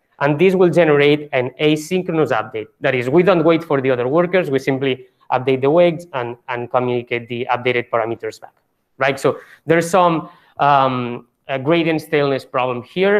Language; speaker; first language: English; non-native, fluent; Catalan